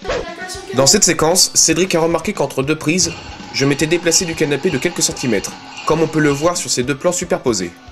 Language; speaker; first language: French; native; French